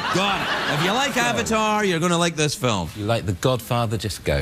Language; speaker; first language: English; native; English